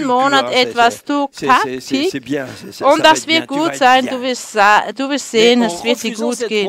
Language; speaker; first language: German; non-native, fluent; French